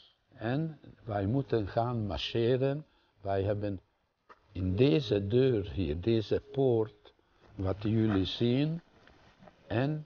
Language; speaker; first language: Dutch; non-native, fluent; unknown